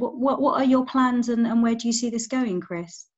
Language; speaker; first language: English; native; English